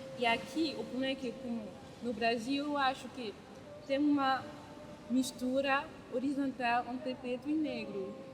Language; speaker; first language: Portuguese; non-native, fluent; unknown